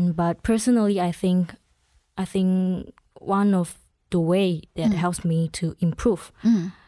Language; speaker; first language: English; non-native, local second language; Chinese